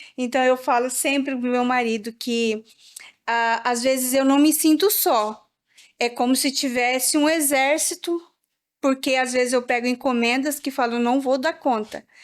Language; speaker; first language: Portuguese; native; Portuguese